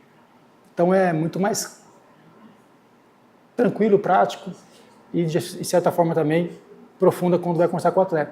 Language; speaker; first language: Portuguese; native; Portuguese